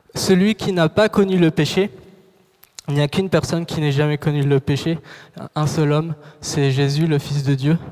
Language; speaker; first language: French; native; French